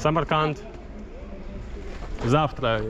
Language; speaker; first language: Russian; non-native, learner; English